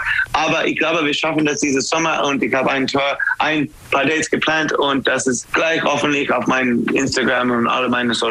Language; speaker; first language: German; non-native, fluent; English